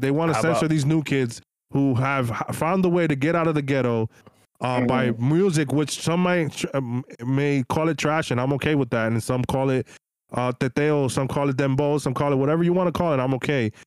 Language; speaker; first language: English; early bilingual, other home language; Spanish